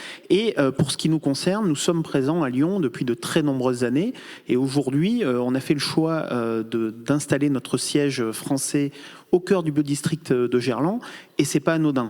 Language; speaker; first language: French; native; French